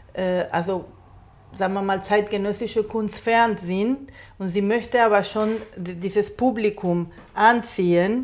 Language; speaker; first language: German; non-native, fluent; Spanish